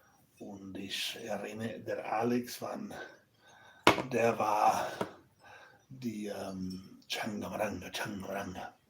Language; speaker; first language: German; non-native, learner; Spanish